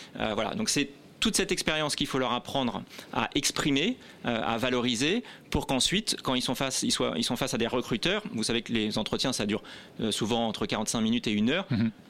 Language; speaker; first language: French; native; French